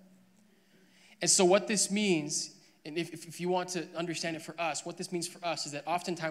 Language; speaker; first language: English; native; English